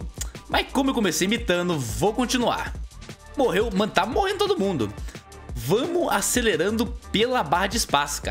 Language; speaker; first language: Portuguese; native; Portuguese